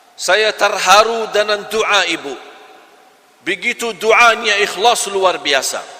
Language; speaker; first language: Malay; non-native, fluent; Arabic